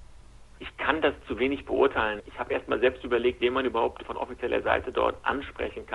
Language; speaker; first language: German; native; German